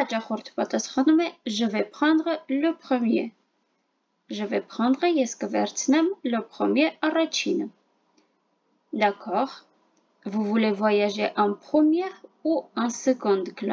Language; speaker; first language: French; non-native, fluent; Armenian